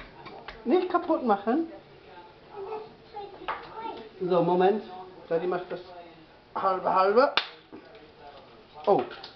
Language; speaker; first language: German; non-native, fluent; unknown